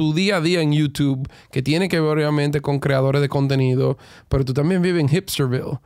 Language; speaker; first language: Spanish; native; Spanish